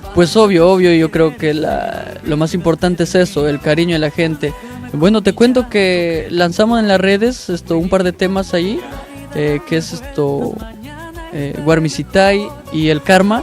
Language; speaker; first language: Spanish; native; Spanish